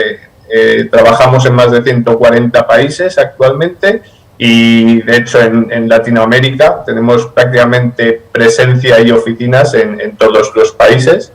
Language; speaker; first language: Spanish; native; Spanish